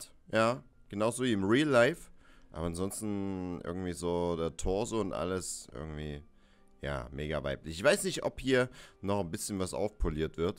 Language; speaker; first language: German; native; German